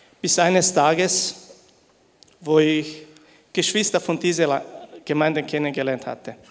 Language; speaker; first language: German; non-native, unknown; Bosnian